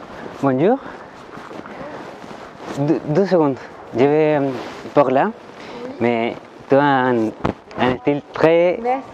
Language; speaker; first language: French; non-native, learner; Spanish